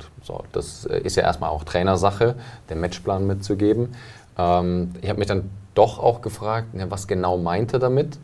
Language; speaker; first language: German; native; German